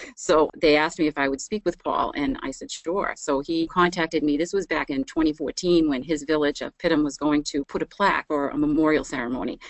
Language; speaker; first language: English; native; English